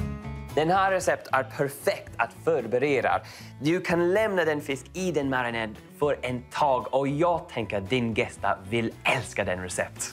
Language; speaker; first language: Swedish; non-native, learner; English